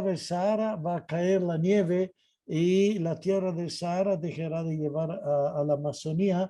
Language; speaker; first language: Spanish; non-native, fluent; Italian